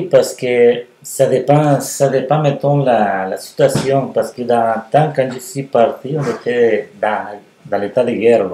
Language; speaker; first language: French; non-native, fluent; Spanish